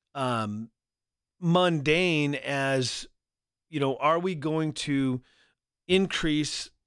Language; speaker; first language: English; native; English